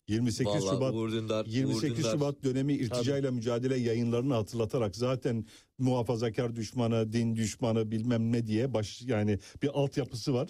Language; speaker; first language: Turkish; native; Turkish